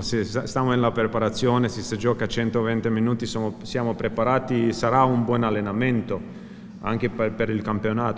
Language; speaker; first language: Italian; non-native, fluent; Croatian